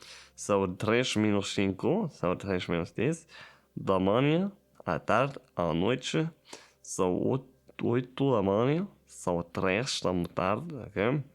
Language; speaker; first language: Portuguese; non-native, learner; German